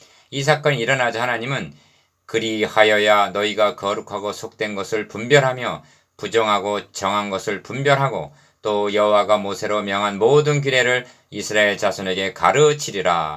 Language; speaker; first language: Korean; native; Korean